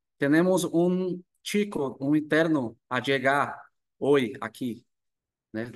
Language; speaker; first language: Spanish; non-native, learner; Portuguese